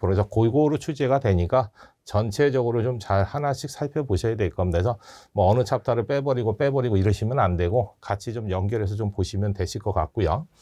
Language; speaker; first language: Korean; native; Korean